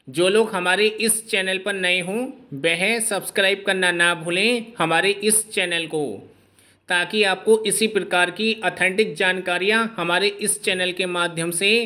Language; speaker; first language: Hindi; native; Hindi